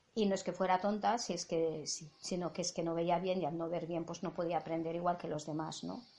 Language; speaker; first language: Spanish; non-native, local second language; Catalan